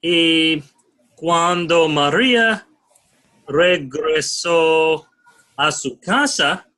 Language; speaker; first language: Spanish; non-native, learner; English